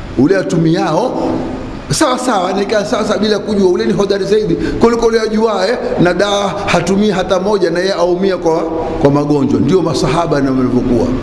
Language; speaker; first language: Swahili; native; Swahili